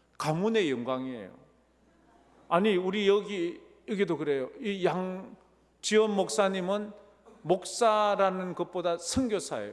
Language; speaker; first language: Korean; native; Korean